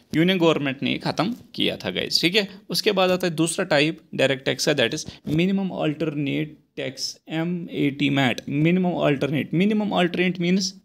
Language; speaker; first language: Hindi; non-native, local second language; Kashmiri